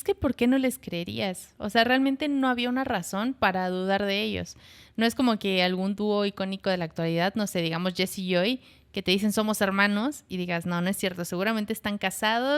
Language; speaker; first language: Spanish; native; Spanish